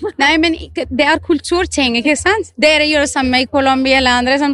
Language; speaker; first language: Norwegian; non-native, fluent; Arabic